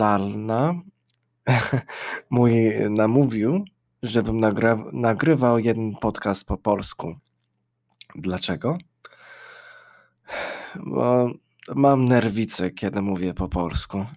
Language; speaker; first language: Polish; early bilingual, heritage; English